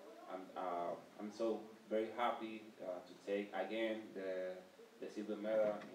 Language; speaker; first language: English; non-native, learner; Spanish